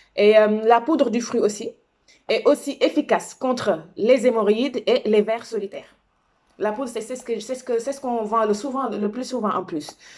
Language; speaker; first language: French; non-native, local second language; Wolof